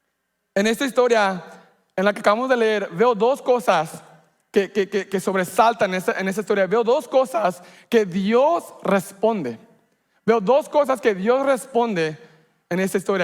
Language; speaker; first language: Spanish; early bilingual, heritage; Spanish